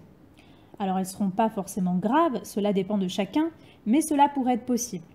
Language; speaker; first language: French; native; French